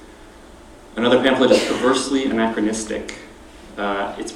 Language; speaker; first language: English; native; English